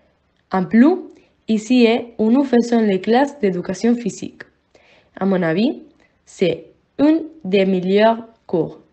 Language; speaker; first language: French; non-native, learner; Spanish